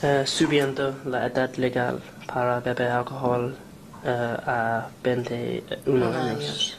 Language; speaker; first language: Spanish; non-native, learner; English